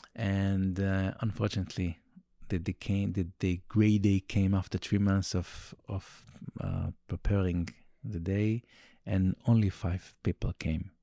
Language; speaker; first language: English; non-native, learner; Yiddish